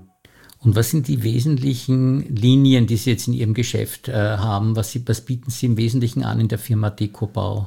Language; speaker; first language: German; native; German